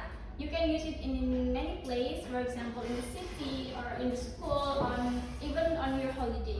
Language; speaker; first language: English; non-native, fluent; Indonesian